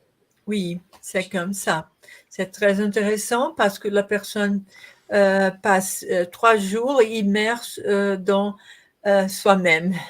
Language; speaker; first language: French; non-native, learner; Portuguese